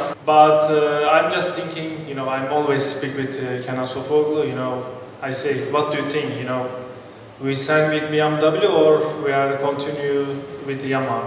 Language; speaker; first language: English; non-native, learner; Turkish